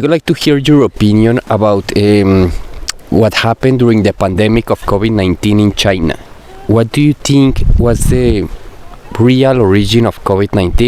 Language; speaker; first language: English; non-native, fluent; Spanish